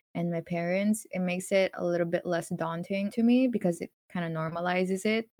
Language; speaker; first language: English; non-native, local second language; Filipino